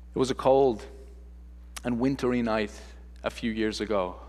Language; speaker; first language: English; native; English